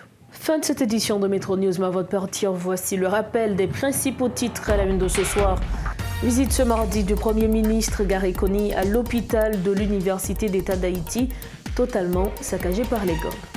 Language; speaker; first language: French; non-native, local second language; Haitian Creole